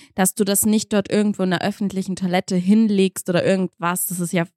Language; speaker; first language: German; early bilingual, other home language; Kazakh